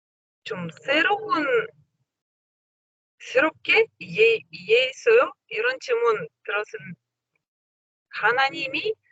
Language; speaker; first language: Korean; non-native, learner; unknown